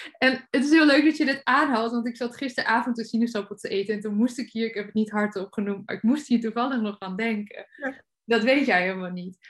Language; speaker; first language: Dutch; native; Dutch